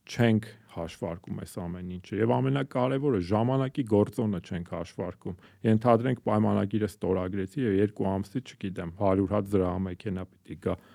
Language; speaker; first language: Armenian; native; Armenian